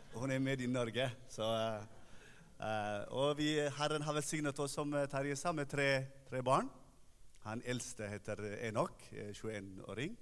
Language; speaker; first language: Norwegian; non-native, fluent; Tigrinya